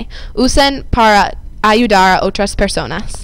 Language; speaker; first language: Spanish; non-native, learner; English